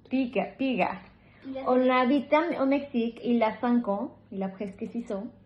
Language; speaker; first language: French; non-native, learner; Spanish